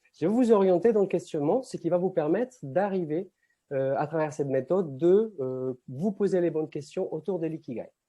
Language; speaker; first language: French; non-native, fluent; Spanish